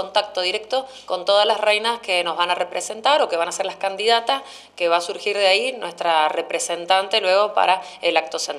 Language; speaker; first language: Spanish; native; Spanish